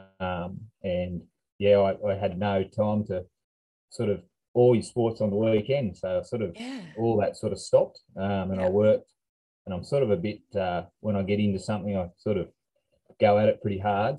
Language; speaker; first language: English; native; English